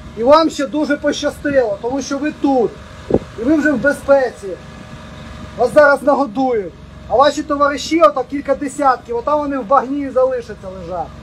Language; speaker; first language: Ukrainian; native; Ukrainian